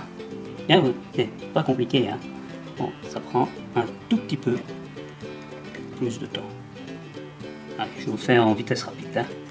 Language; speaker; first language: French; native; French